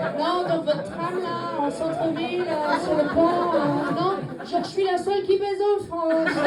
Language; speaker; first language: French; non-native, fluent; English